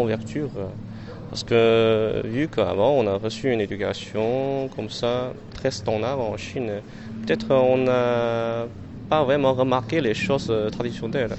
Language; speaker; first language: French; non-native, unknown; Chinese